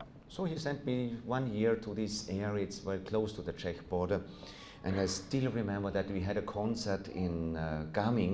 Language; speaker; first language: English; non-native, fluent; German